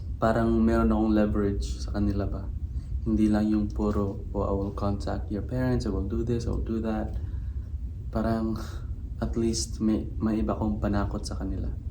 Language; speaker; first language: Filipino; non-native, local second language; Cebuano